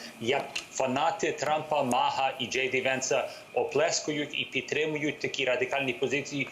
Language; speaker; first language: Ukrainian; early bilingual, heritage; English